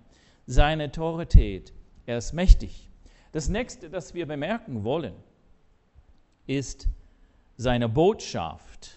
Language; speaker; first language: German; non-native, fluent; English